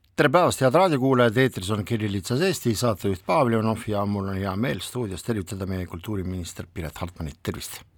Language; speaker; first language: Estonian; non-native, local second language; Russian